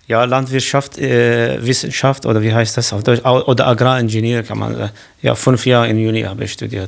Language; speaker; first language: German; non-native, learner; Kurdish